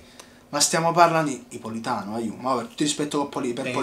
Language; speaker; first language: Italian; native; Italian